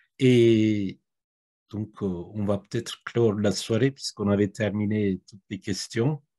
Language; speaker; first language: French; native; French